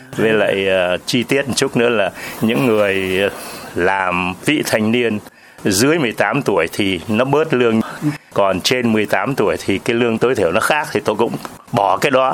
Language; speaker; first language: Vietnamese; native; Vietnamese